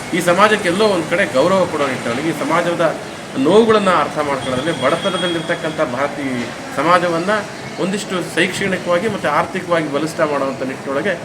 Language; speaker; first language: Kannada; non-native, local second language; Lambadi